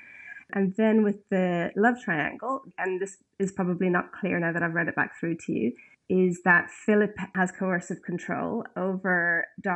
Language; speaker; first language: English; native; English